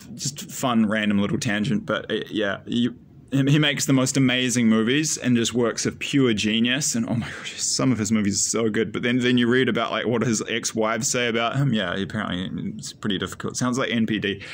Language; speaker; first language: English; native; English